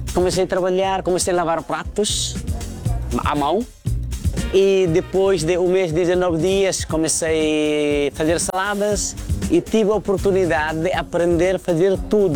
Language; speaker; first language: Portuguese; non-native, fluent; Nepali